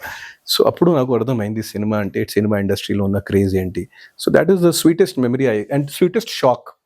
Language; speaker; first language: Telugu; non-native, fluent; Hindi